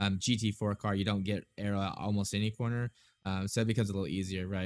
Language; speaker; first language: English; native; English